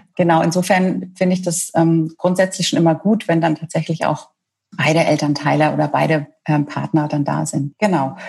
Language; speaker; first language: German; native; German